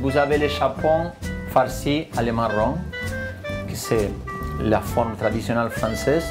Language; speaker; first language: French; non-native, fluent; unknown